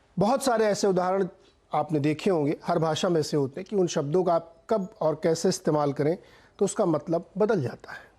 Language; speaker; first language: Hindi; native; Hindi